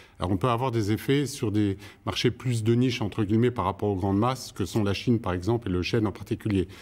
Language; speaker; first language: French; native; French